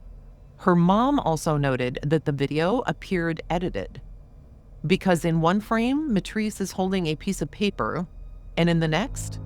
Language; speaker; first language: English; native; English